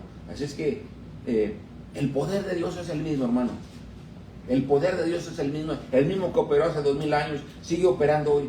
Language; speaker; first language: Spanish; native; Spanish